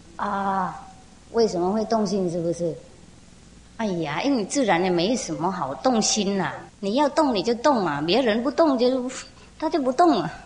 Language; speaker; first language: Chinese; non-native, fluent; Vietnamese